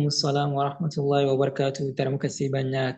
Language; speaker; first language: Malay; non-native, learner; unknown